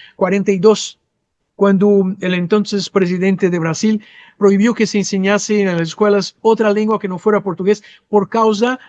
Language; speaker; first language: Spanish; non-native, fluent; Portuguese